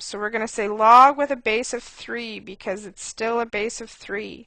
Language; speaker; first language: English; native; English